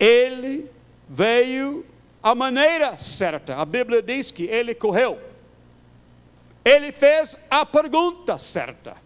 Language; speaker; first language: Portuguese; non-native, fluent; English